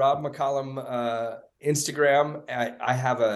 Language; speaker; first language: English; native; English